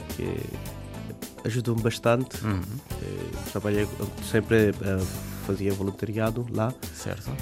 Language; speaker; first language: Portuguese; non-native, learner; Bangla